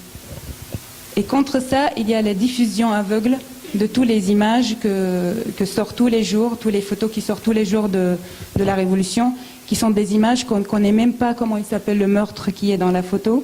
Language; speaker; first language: French; non-native, fluent; Arabic